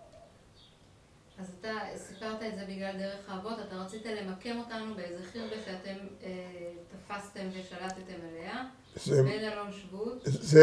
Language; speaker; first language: Hebrew; native; Hebrew